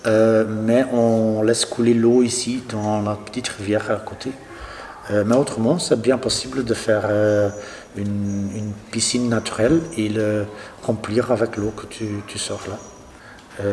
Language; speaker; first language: French; non-native, local second language; Dutch